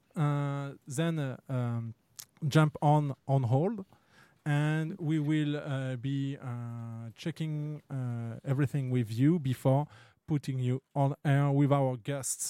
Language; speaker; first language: English; non-native, fluent; French